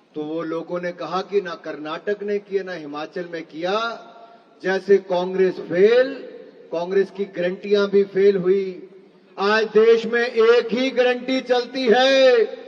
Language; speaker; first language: Hindi; native; Hindi